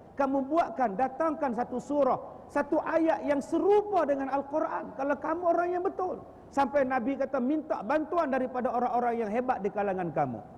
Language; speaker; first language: Malay; native; Malay